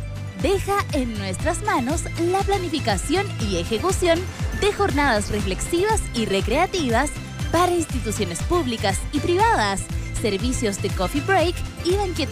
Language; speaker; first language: Spanish; native; Spanish